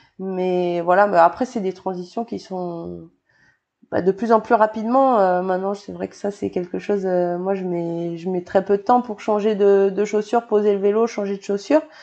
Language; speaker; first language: French; native; French